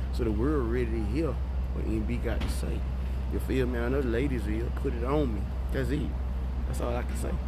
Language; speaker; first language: English; native; English